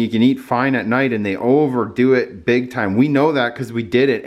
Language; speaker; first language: English; native; English